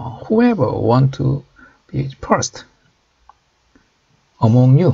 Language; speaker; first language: English; non-native, fluent; Korean